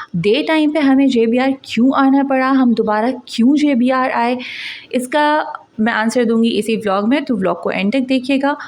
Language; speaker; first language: Urdu; native; Urdu